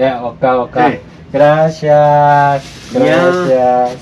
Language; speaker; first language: Spanish; non-native, learner; Korean